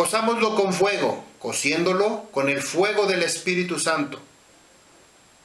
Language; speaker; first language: Spanish; native; Spanish